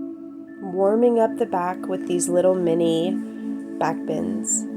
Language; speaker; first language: English; native; English